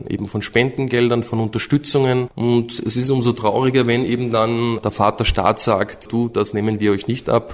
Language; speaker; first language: German; native; German